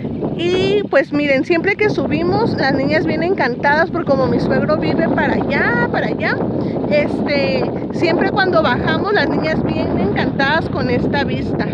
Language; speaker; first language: Spanish; native; Spanish